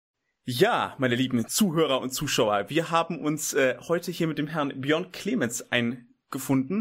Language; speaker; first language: German; native; German